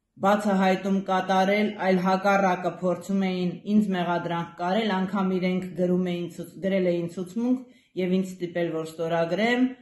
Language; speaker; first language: Armenian; native; Armenian